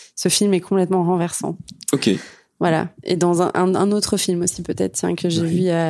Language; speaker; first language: French; native; French